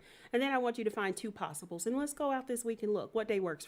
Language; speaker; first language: English; native; English